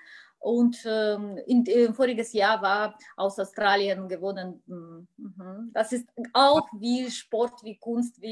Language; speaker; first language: German; non-native, learner; Russian